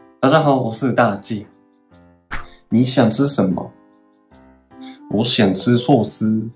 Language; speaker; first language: Chinese; non-native, fluent; Japanese